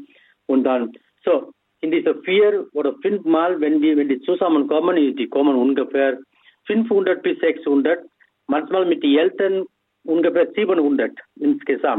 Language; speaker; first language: German; non-native, fluent; Tamil